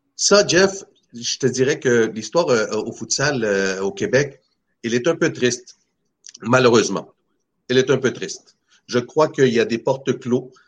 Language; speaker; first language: French; non-native, fluent; Spanish